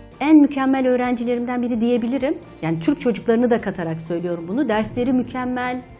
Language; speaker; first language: Turkish; native; Turkish